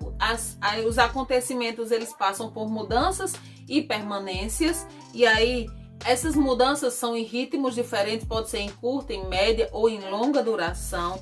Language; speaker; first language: Portuguese; native; Portuguese